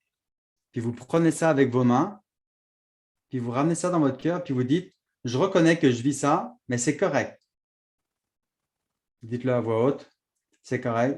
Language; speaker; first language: French; native; French